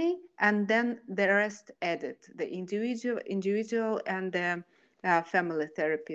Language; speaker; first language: English; non-native, fluent; Kazakh